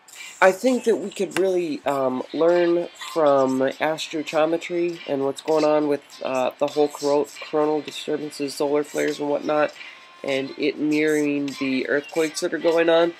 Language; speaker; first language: English; native; English